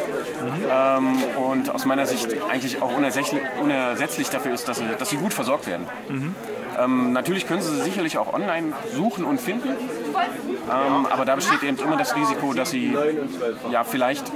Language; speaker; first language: German; native; German